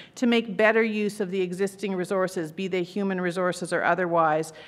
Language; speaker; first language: English; native; English